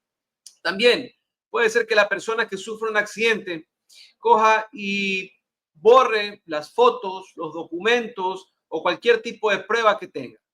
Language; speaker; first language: Spanish; native; Spanish